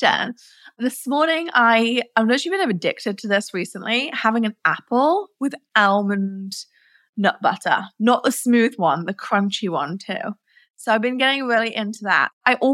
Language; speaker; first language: English; native; English